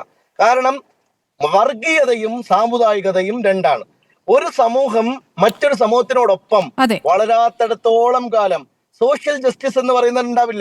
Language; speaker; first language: Malayalam; native; Malayalam